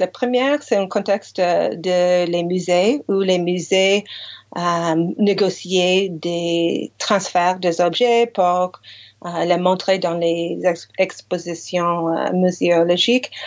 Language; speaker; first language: French; non-native, fluent; English